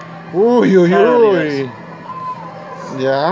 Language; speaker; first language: Spanish; native; Spanish